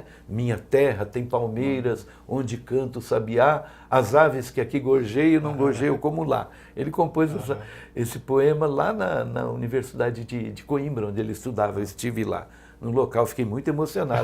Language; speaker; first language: Portuguese; native; Portuguese